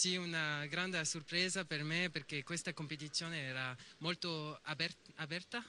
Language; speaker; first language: Italian; non-native, learner; French